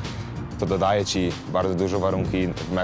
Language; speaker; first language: Polish; early bilingual, heritage; English